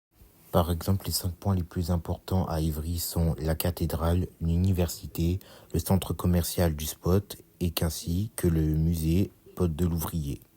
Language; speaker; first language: French; native; French